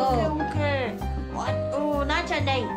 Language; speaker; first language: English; non-native, learner; Korean